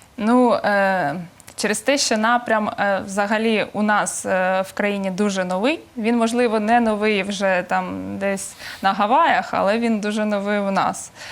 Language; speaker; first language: Ukrainian; native; Ukrainian